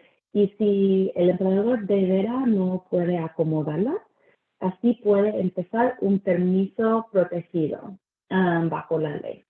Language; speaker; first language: Spanish; early bilingual, heritage; Spanish